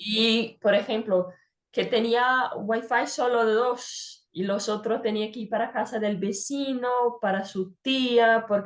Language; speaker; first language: Spanish; non-native, fluent; Portuguese